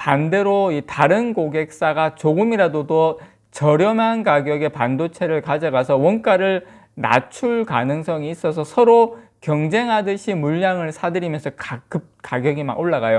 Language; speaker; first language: Korean; native; Korean